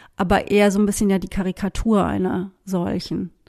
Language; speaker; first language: German; native; German